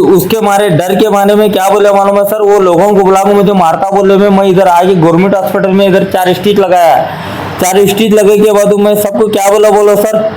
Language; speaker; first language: Hindi; non-native, local second language; Urdu